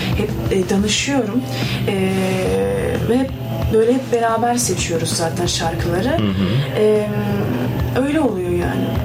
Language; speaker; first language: Turkish; early bilingual, heritage; Turkish